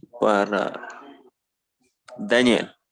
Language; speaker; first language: Spanish; non-native, learner; French